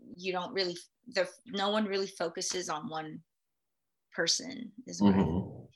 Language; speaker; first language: English; early bilingual, other home language; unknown